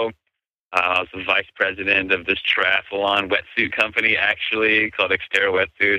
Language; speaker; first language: English; native; English